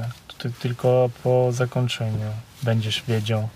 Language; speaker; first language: Polish; non-native, fluent; Ukrainian